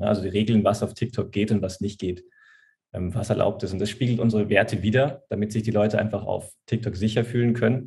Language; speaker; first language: German; native; German